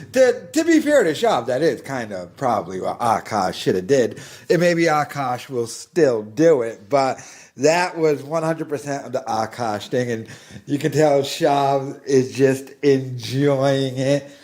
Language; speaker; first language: English; native; English